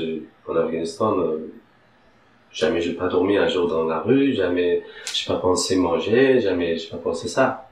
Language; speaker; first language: French; non-native, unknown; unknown